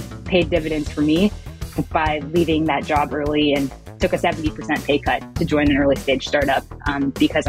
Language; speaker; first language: English; native; English